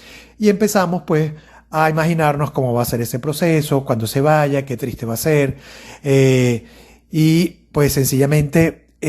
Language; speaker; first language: Spanish; native; Spanish